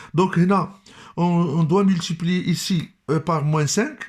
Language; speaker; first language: French; non-native, local second language; Arabic